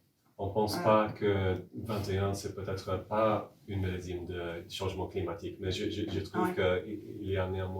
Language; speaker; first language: French; non-native, fluent; English